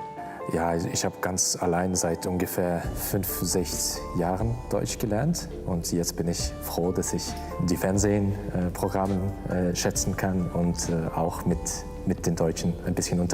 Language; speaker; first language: German; non-native, fluent; Russian